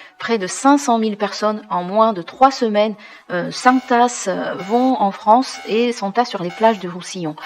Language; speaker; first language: French; native; French